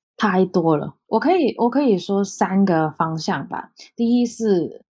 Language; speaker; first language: Chinese; non-native, local second language; Cantonese